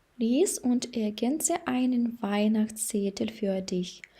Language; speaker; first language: German; non-native, fluent; Ukrainian